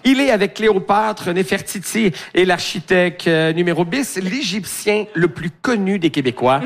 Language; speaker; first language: French; native; French